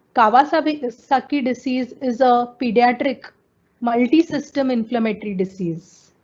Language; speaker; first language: English; non-native, local second language; Marathi